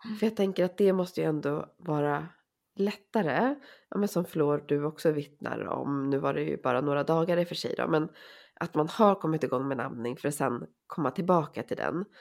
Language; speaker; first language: Swedish; native; Swedish